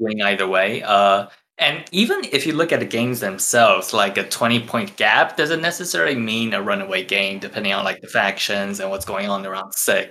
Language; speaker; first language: English; non-native, fluent; Chinese